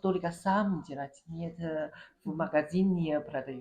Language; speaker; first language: Russian; non-native, learner; Chinese